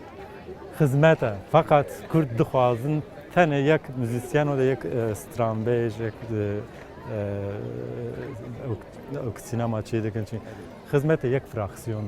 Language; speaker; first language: Kurdish; non-native, local second language; Zaza